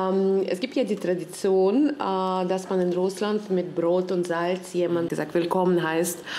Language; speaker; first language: German; non-native, fluent; Russian